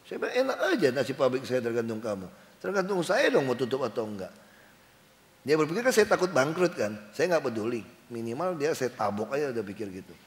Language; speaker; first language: Indonesian; native; Indonesian